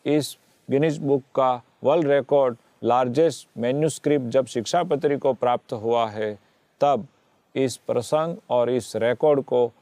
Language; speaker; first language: Hindi; non-native, local second language; Gujarati